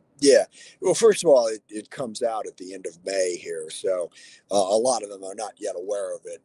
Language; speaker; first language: English; native; English